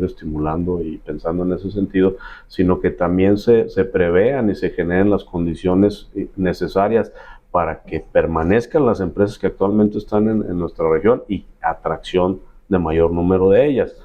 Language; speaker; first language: Spanish; native; Spanish